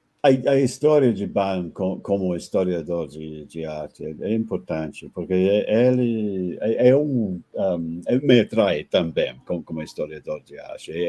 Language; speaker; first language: Portuguese; non-native, fluent; English